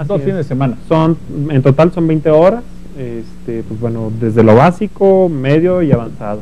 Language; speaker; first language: Spanish; native; Spanish